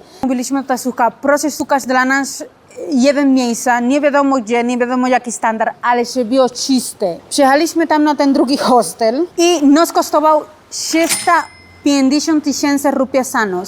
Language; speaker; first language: Polish; non-native, learner; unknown